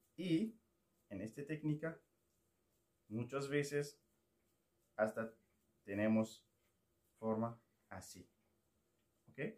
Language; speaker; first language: Spanish; non-native, learner; Arabic